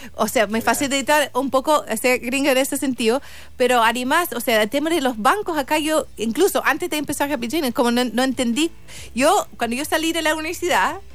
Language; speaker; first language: Spanish; non-native, fluent; English